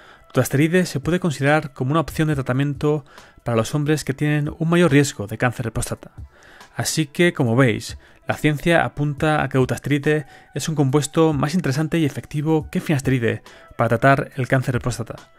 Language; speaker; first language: Spanish; native; Spanish